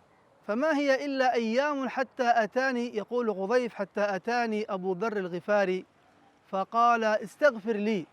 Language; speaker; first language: Arabic; native; Arabic